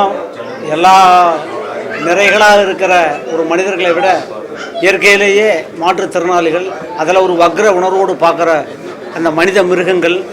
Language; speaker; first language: Tamil; native; Tamil